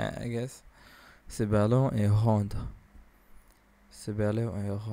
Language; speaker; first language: French; non-native, learner; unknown